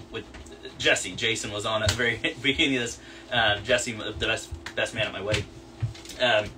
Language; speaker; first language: English; native; English